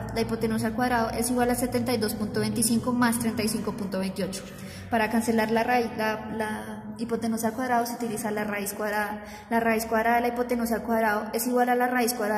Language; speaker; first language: Spanish; native; Spanish